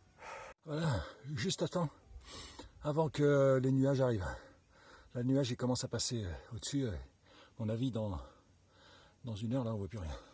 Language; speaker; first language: French; native; French